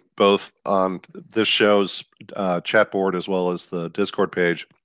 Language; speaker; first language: English; native; English